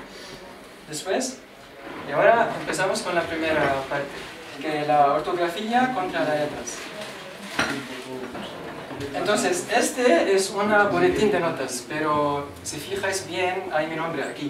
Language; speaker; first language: Spanish; non-native, learner; Arabic